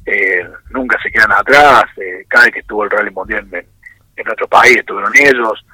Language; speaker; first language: Spanish; native; Spanish